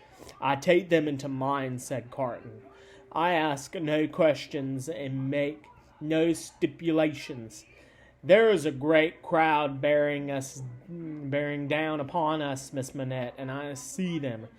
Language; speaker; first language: English; native; English